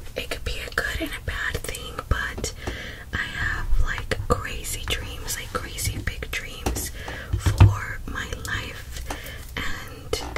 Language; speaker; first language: English; early bilingual, other home language; Spanish